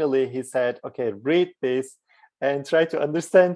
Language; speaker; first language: English; non-native, fluent; Turkish